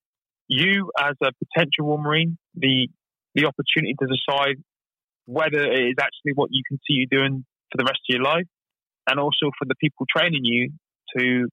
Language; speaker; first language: English; native; English